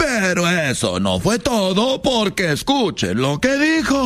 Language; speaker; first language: Spanish; native; Spanish